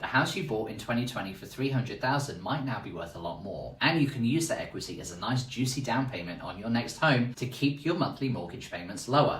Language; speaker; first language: English; native; English